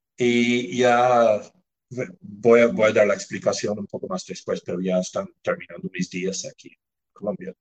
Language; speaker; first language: Spanish; non-native, fluent; English